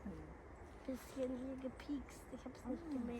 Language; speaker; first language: German; native; German